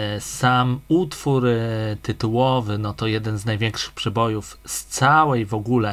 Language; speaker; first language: Polish; native; Polish